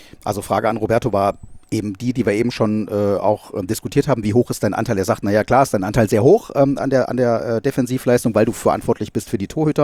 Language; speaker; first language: German; native; German